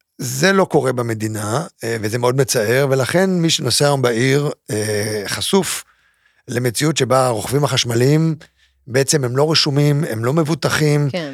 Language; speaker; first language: Hebrew; native; Hebrew